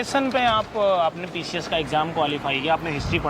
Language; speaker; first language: Hindi; native; Hindi